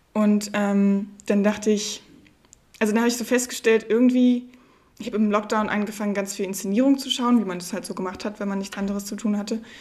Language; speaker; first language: German; native; German